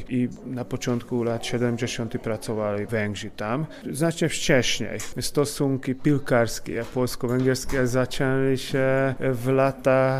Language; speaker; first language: Polish; non-native, fluent; Hungarian